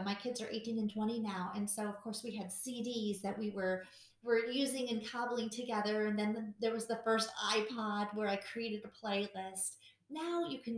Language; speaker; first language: English; native; English